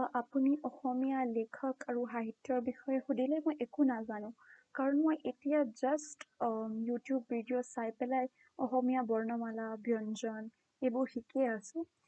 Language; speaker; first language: Assamese; non-native, fluent; Konkani